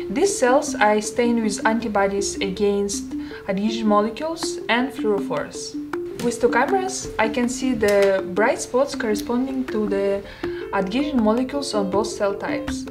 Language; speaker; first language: English; non-native, fluent; Russian